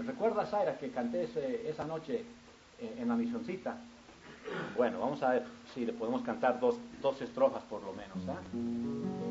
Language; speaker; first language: Spanish; early bilingual, heritage; Spanish